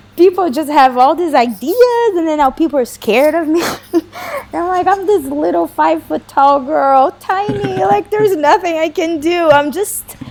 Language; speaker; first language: English; non-native, fluent; Portuguese